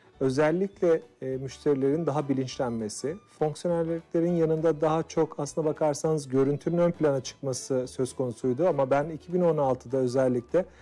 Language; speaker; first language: Turkish; native; Turkish